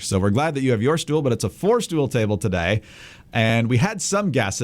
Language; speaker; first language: English; native; English